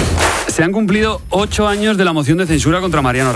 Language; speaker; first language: Spanish; native; Spanish